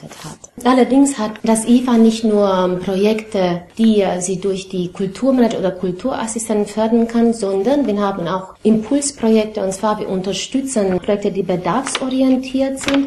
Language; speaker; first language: German; non-native, fluent; Romanian